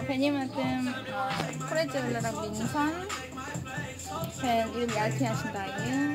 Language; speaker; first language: Turkish; non-native, learner; Korean